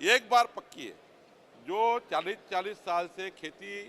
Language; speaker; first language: Hindi; non-native, local second language; Marathi